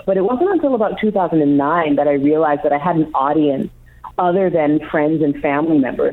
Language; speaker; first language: English; native; English